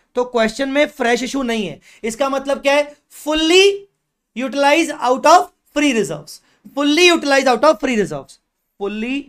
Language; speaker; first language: Hindi; native; Hindi